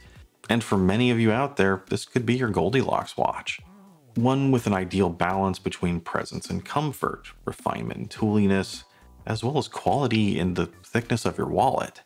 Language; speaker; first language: English; native; English